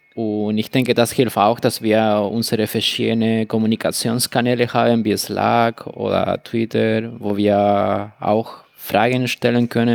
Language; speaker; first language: German; non-native, fluent; Spanish